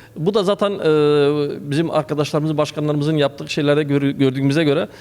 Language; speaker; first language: Turkish; early bilingual, heritage; Arabic